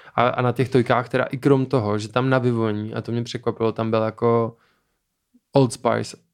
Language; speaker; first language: Czech; native; Czech